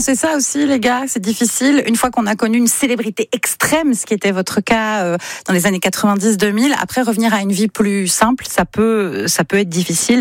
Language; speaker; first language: French; native; French